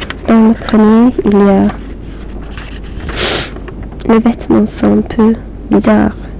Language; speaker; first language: French; non-native, learner; English